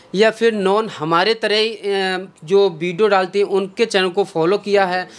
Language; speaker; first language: Hindi; native; Hindi